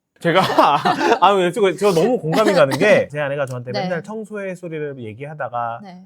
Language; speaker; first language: Korean; native; Korean